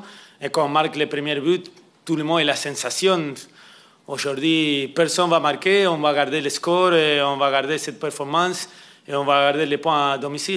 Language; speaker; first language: French; non-native, fluent; Spanish